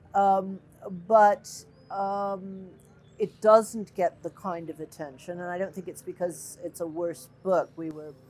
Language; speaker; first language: English; native; English